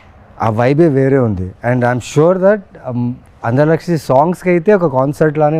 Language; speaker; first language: Telugu; native; Telugu